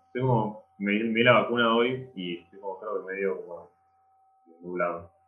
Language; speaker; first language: Spanish; native; Spanish